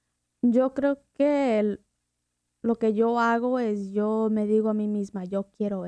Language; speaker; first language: Spanish; early bilingual, heritage; Spanish